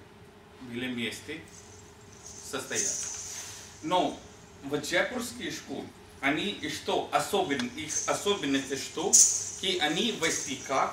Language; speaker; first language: Russian; non-native, learner; Hindi